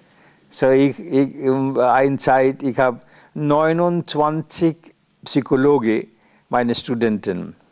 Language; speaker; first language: German; non-native, learner; Bangla